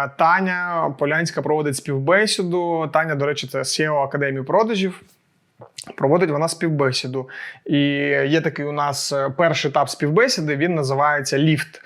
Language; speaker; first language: Ukrainian; non-native, local second language; Russian